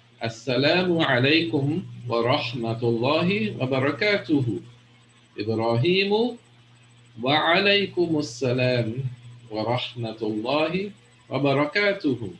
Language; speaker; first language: Arabic; non-native, fluent; English